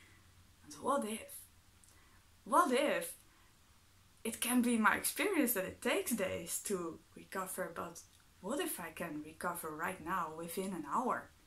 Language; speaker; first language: English; non-native, fluent; Dutch